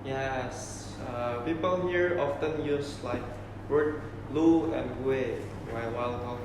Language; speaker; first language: English; non-native, learner; Indonesian